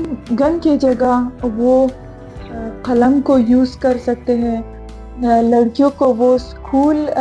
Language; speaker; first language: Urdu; non-native, fluent; Persian